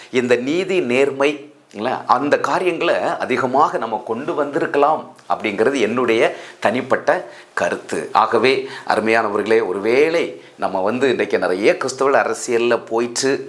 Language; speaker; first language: Tamil; native; Tamil